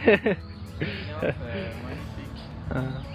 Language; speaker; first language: French; non-native, fluent; Spanish